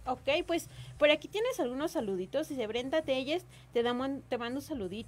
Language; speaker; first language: Spanish; native; Spanish